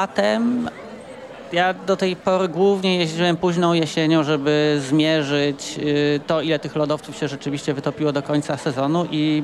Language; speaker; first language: Polish; native; Polish